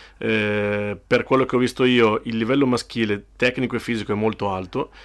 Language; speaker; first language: Italian; native; Italian